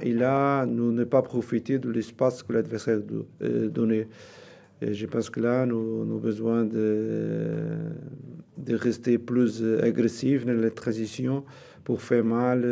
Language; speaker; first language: French; non-native, learner; Portuguese